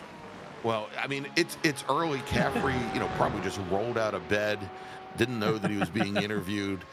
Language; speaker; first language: English; native; English